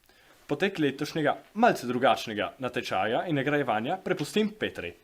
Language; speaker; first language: Slovenian; native; Slovenian